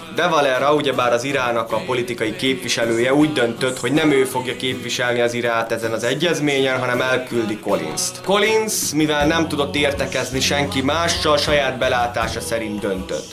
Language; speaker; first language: Hungarian; native; Hungarian